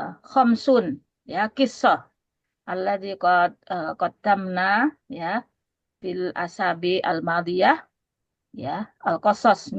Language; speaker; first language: Arabic; non-native, fluent; Indonesian